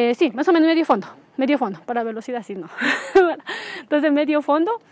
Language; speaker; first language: Spanish; native; Spanish